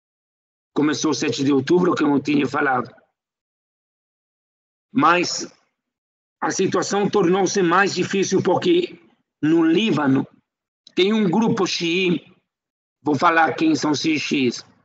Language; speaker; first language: Portuguese; non-native, fluent; Spanish